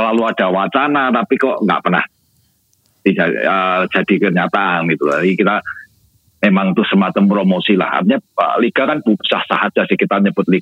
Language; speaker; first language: Indonesian; native; Indonesian